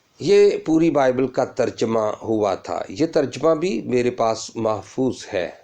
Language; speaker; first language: Urdu; non-native, local second language; Punjabi